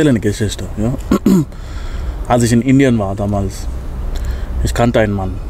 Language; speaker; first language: German; non-native, fluent; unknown